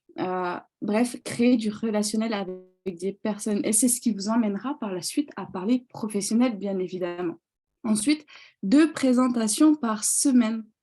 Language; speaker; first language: French; native; French